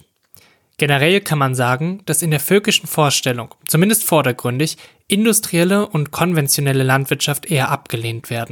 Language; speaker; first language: German; native; German